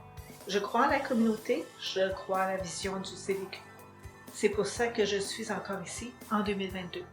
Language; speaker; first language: French; native; French